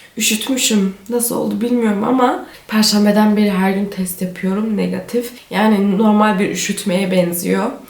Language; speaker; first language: Turkish; early bilingual, heritage; Turkish